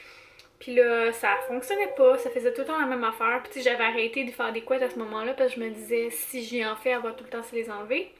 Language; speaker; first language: French; native; French